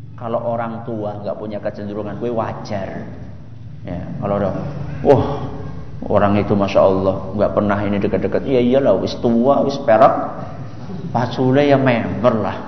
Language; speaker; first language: Indonesian; non-native, local second language; Javanese